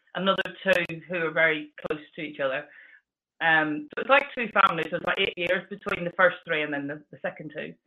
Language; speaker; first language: English; native; English